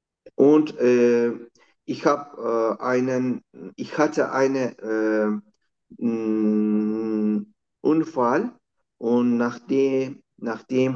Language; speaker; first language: German; non-native, learner; Turkish